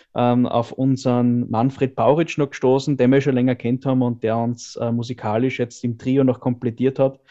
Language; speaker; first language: German; native; German